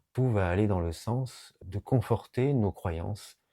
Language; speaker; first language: French; native; French